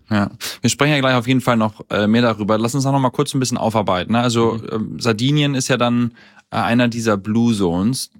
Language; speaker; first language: German; native; German